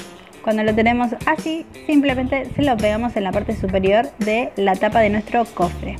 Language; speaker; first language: Spanish; native; Spanish